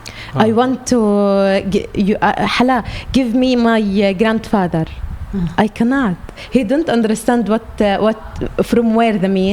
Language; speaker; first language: English; non-native, learner; Arabic